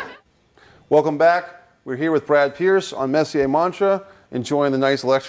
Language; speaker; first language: English; native; English